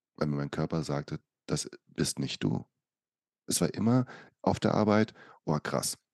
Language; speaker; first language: German; early bilingual, other home language; Portuguese